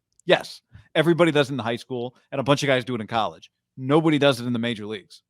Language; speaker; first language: English; native; English